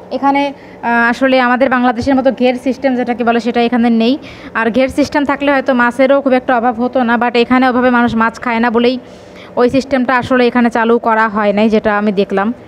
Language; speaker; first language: Bangla; native; Bangla